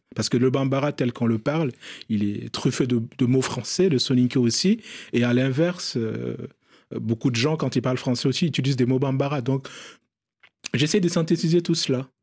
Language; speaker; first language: French; non-native, local second language; Bambara